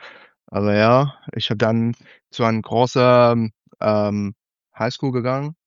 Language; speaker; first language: German; non-native, learner; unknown